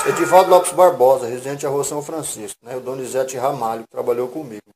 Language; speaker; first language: Portuguese; native; Portuguese